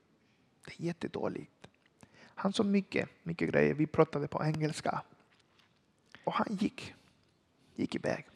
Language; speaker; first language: Swedish; non-native, learner; Spanish